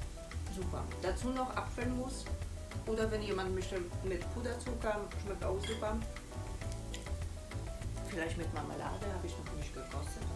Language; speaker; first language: German; non-native, fluent; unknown